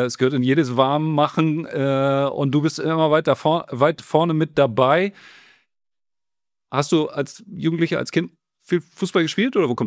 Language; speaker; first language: German; native; German